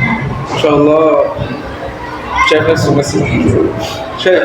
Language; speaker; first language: Arabic; native; Arabic